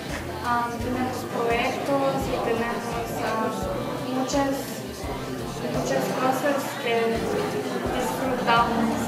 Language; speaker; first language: Spanish; non-native, learner; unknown